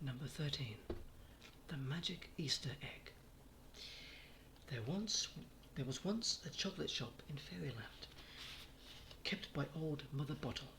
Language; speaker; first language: English; native; English